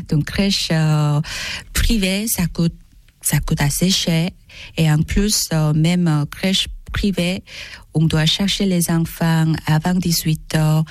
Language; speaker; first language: French; non-native, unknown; Korean